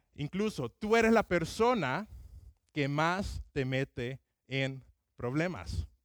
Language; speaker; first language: Spanish; early bilingual, other home language; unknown